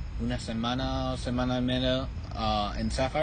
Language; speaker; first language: Spanish; non-native, fluent; English